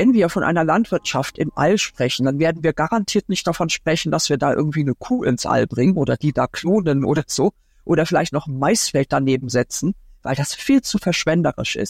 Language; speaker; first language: German; native; German